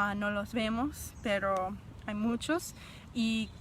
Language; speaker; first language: Spanish; non-native, learner; English